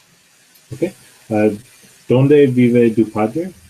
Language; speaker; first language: Spanish; non-native, learner; English